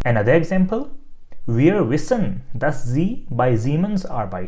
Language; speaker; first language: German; non-native, fluent; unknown